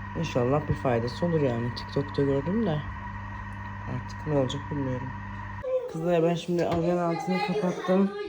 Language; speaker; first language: Turkish; early bilingual, heritage; Turkish